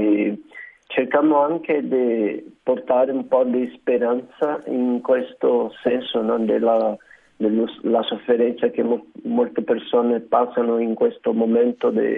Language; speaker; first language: Italian; non-native, learner; Portuguese